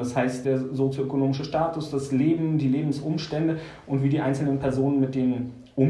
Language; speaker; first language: German; native; German